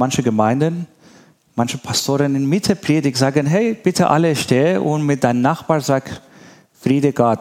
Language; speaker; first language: German; non-native, learner; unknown